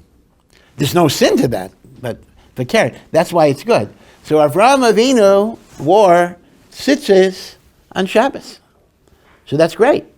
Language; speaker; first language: English; native; English